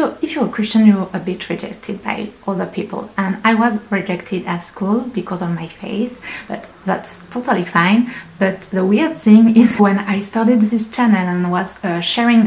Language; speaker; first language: English; non-native, fluent; French